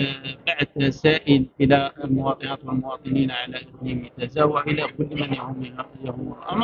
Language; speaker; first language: Arabic; native; Arabic